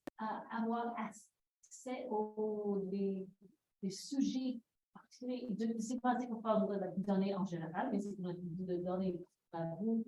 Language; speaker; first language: French; non-native, learner; English